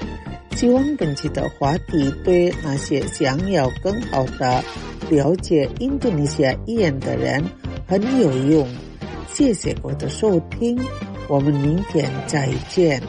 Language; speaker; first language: Chinese; non-native, fluent; Indonesian